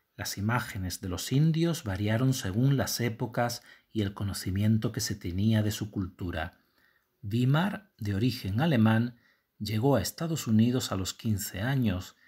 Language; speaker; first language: Spanish; native; Spanish